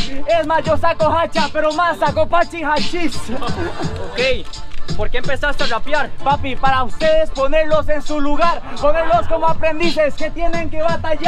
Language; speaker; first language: Spanish; native; Spanish